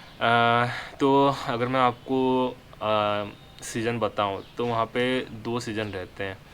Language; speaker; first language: Hindi; non-native, local second language; Odia